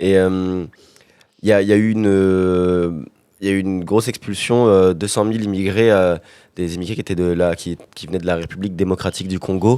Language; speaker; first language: French; native; French